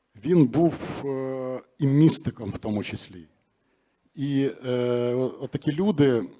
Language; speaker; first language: Ukrainian; native; Ukrainian